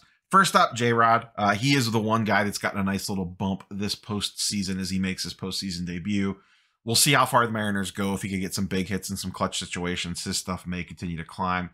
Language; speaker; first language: English; native; English